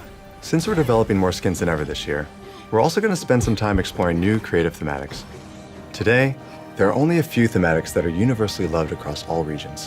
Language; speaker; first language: English; native; English